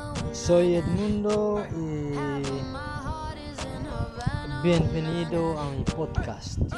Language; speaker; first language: Spanish; non-native, learner; Indonesian